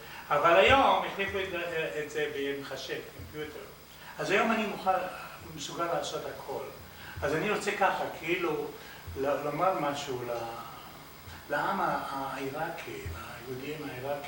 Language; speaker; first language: Hebrew; early bilingual, other home language; Arabic